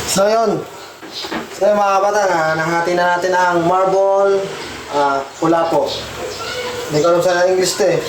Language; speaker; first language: Filipino; native; Filipino